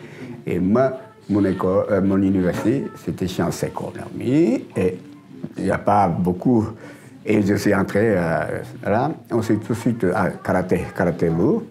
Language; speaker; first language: French; non-native, learner; Japanese